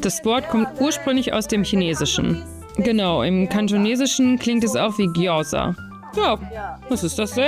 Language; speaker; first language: German; non-native, fluent; Chinese